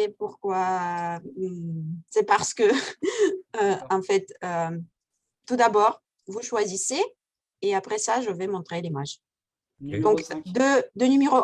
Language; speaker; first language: French; non-native, fluent; Russian